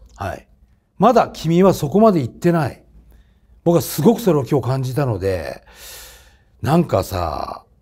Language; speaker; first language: Japanese; native; Japanese